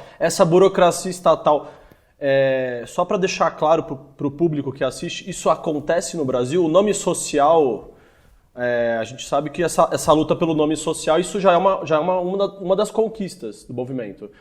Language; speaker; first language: Portuguese; native; Portuguese